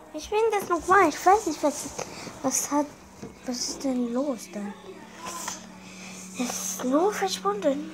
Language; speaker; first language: German; non-native, learner; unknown